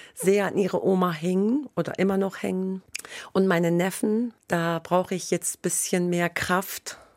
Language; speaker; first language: German; non-native, fluent; Persian